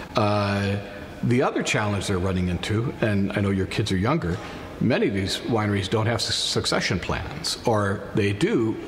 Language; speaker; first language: English; native; English